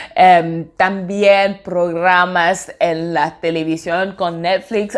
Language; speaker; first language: Spanish; non-native, fluent; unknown